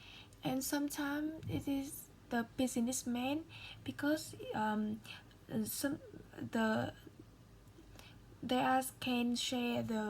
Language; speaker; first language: English; non-native, learner; Vietnamese